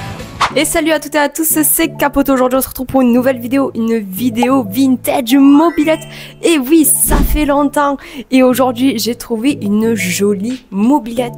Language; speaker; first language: French; native; French